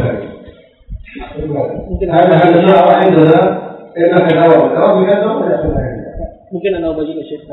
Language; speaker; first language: Arabic; non-native, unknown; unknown